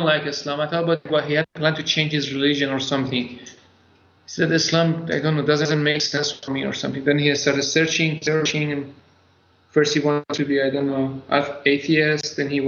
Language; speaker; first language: English; non-native, fluent; Persian